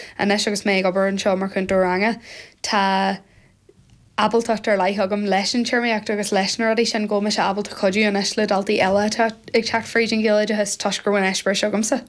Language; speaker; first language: Irish; non-native, local second language; English